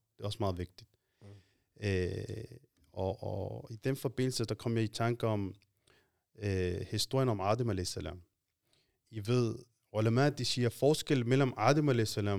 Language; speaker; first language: Danish; early bilingual, other home language; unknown